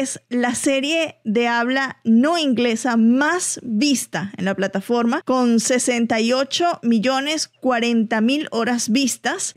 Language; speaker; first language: Spanish; native; Spanish